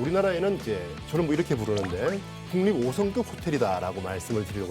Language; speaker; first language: Korean; native; Korean